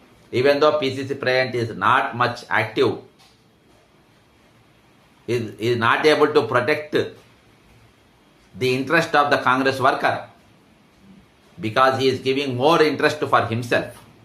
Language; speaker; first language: English; non-native, local second language; Telugu